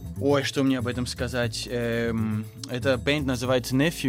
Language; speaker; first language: Russian; early bilingual, heritage; Russian